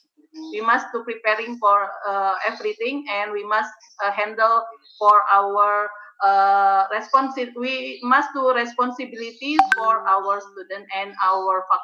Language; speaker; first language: English; non-native, learner; Indonesian